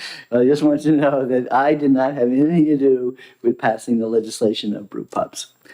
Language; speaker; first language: English; native; English